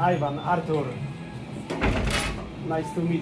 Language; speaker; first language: English; non-native, learner; Polish